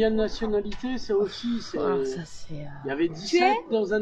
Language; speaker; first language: French; native; French